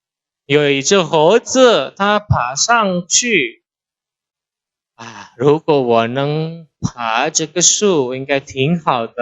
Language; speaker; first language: Chinese; non-native, fluent; Indonesian